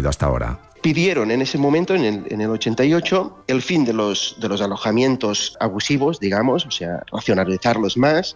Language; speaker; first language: Spanish; native; Spanish